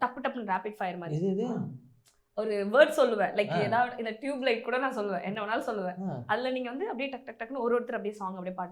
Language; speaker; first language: Tamil; native; Tamil